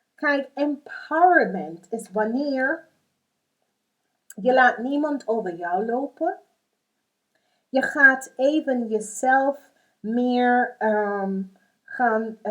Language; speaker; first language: Dutch; non-native, fluent; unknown